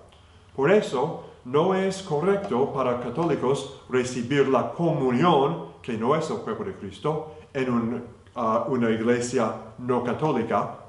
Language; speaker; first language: Spanish; non-native, fluent; English